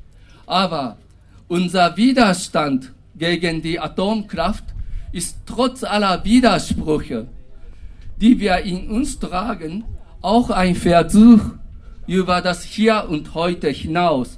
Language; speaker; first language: German; non-native, fluent; Japanese